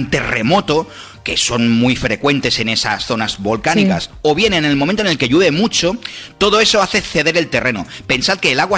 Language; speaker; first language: Spanish; native; Spanish